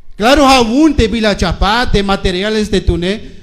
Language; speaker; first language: Spanish; non-native, local second language; Tzeltal